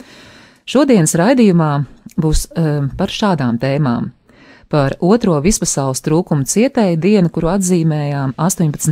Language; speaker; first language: Latvian; native; Latvian